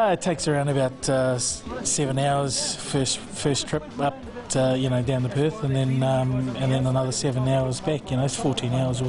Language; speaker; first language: English; native; English